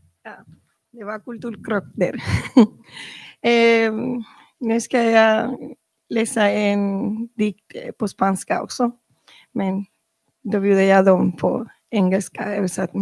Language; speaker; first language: Swedish; non-native, learner; Spanish